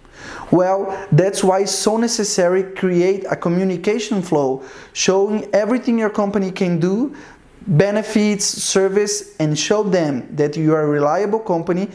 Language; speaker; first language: English; non-native, fluent; Portuguese